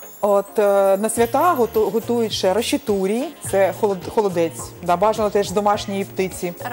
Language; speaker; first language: Ukrainian; non-native, local second language; Romanian